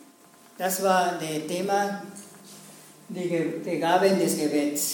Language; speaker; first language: German; non-native, learner; Spanish